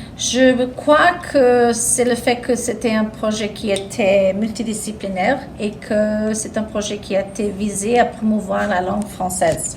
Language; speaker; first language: French; non-native, fluent; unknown